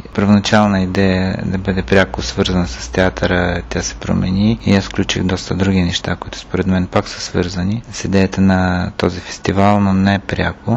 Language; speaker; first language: Bulgarian; native; Bulgarian